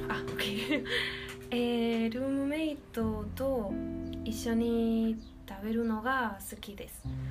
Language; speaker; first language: Japanese; non-native, learner; Spanish